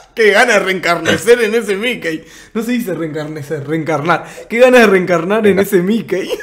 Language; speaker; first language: Spanish; native; Spanish